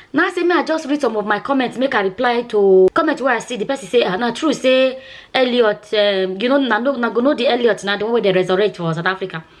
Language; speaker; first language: Nigerian Pidgin; non-native, local second language; Igbo